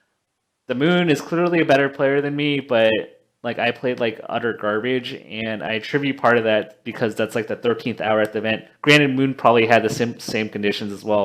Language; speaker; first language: English; native; English